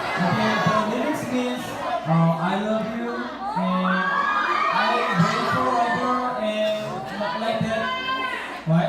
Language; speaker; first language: English; non-native, learner; Korean